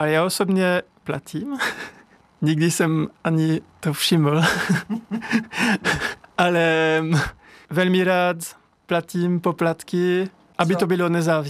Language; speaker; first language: Czech; non-native, learner; French